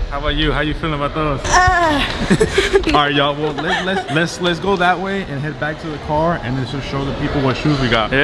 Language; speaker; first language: English; early bilingual, other home language; Spanish